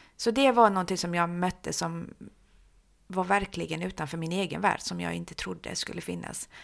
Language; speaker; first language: Swedish; early bilingual, other home language; Persian